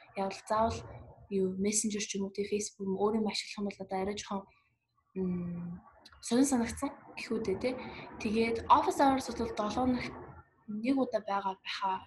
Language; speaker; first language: Mongolian; early bilingual, heritage; Mongolian